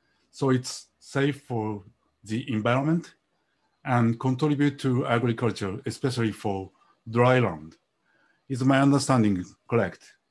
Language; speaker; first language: English; non-native, fluent; Japanese